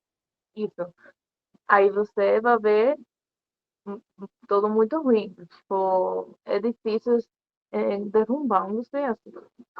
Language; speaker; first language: Portuguese; non-native, learner; Spanish